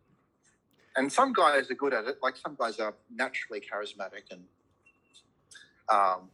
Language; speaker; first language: English; native; English